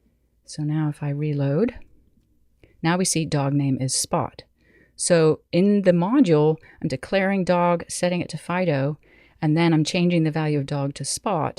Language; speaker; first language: English; native; English